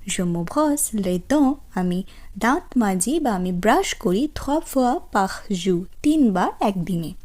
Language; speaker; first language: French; non-native, fluent; Bangla